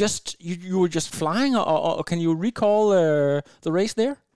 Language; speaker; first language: English; non-native, fluent; Danish